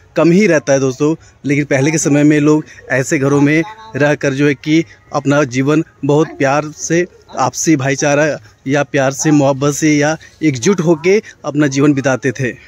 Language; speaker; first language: Hindi; native; Hindi